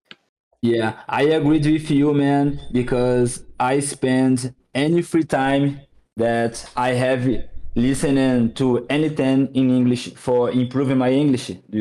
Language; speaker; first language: English; non-native, learner; Portuguese